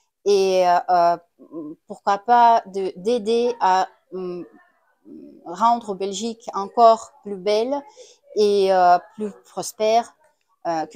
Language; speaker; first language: French; non-native, fluent; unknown